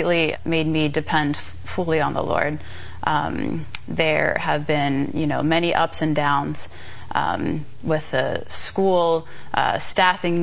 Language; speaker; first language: English; native; English